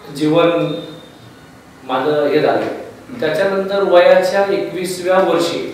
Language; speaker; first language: Marathi; native; Marathi